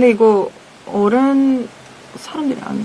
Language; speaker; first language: Korean; non-native, fluent; Russian